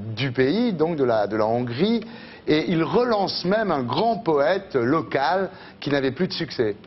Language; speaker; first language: French; native; French